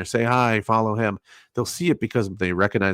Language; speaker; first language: English; native; English